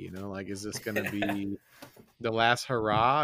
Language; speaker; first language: English; native; English